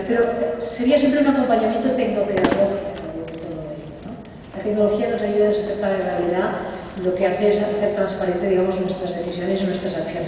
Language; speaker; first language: Spanish; native; Spanish